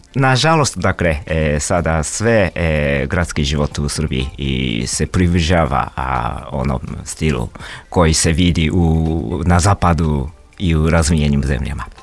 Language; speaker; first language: Serbian; non-native, fluent; Japanese